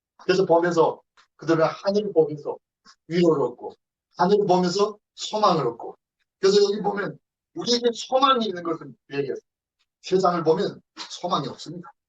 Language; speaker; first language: Korean; native; Korean